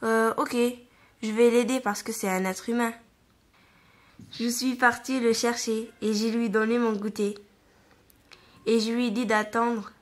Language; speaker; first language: French; non-native, learner; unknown